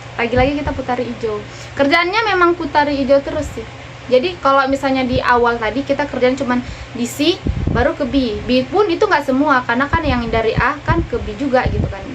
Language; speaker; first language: Indonesian; native; Indonesian